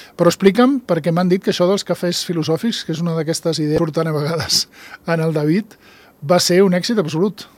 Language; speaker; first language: Catalan; native; Catalan